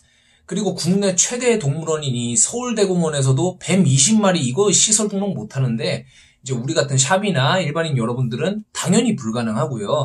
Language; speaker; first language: Korean; native; Korean